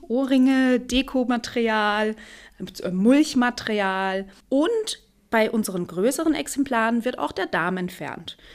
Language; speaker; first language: German; native; German